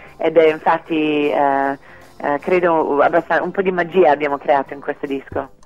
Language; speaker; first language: Italian; non-native, fluent; English